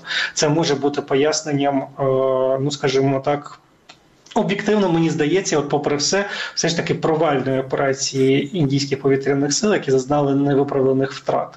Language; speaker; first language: Ukrainian; native; Ukrainian